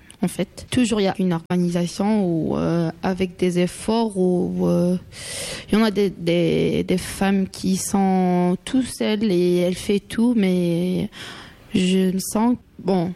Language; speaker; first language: French; non-native, local second language; Arabic